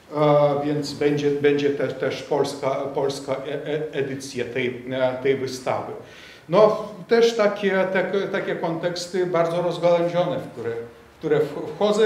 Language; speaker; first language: Polish; non-native, fluent; Lithuanian